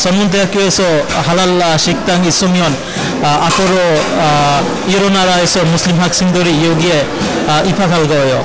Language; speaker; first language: Korean; non-native, learner; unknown